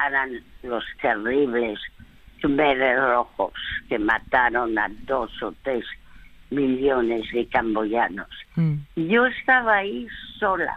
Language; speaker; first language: Spanish; early bilingual, other home language; French